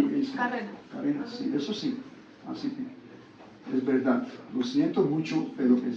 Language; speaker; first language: Spanish; non-native, learner; Georgian